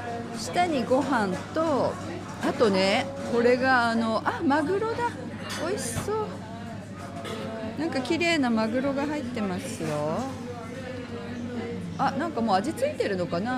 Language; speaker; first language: Japanese; native; Japanese